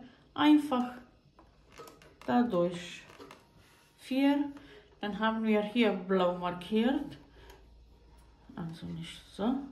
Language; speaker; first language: German; non-native, fluent; Croatian